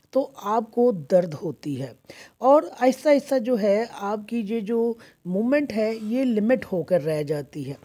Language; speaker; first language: Urdu; native; Urdu